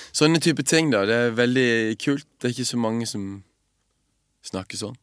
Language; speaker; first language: Norwegian; native; Norwegian